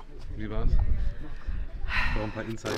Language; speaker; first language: German; native; German